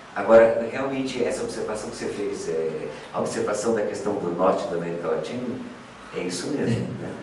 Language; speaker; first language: Portuguese; native; Portuguese